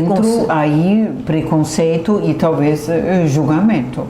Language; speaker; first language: Portuguese; non-native, fluent; German